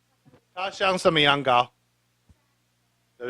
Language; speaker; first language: Chinese; early bilingual, heritage; English